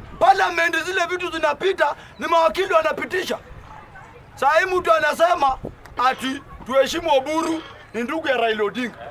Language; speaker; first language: Swahili; native; Swahili